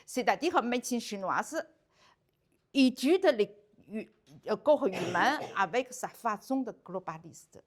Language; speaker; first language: French; non-native, learner; Chinese